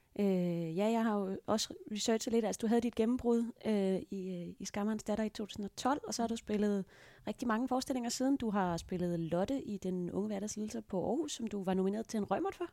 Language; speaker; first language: Danish; native; Danish